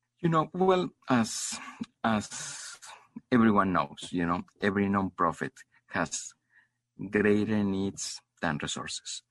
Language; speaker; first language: English; non-native, fluent; Spanish